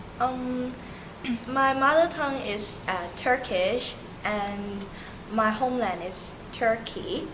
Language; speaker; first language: English; early bilingual, other home language; Turkish